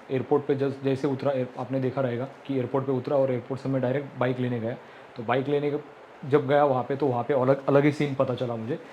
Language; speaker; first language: Hindi; non-native, local second language; Marathi